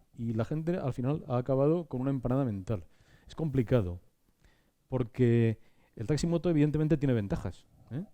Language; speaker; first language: Spanish; native; Spanish